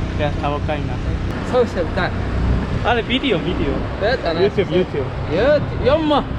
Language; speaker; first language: Arabic; non-native, learner; Korean